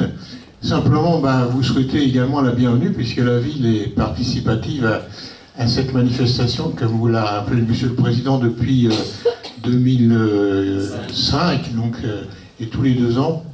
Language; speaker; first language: French; native; French